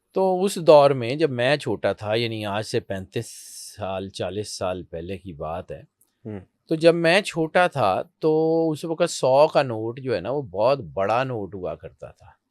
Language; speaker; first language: Urdu; non-native, local second language; Punjabi